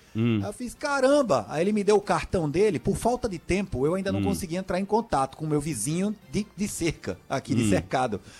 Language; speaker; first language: Portuguese; native; Portuguese